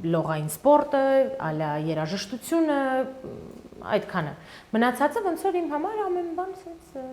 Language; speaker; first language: Armenian; early bilingual, heritage; Armenian